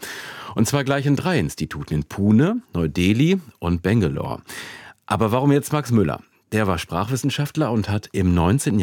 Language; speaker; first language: German; native; German